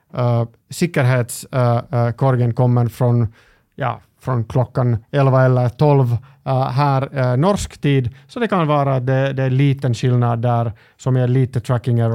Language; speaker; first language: Swedish; non-native, local second language; Finnish